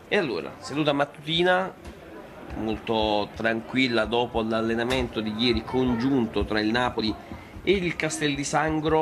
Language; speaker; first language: Italian; native; Italian